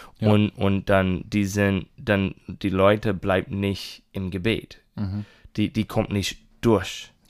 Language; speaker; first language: German; non-native, learner; English